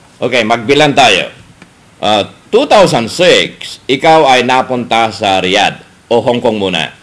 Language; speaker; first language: Filipino; native; Filipino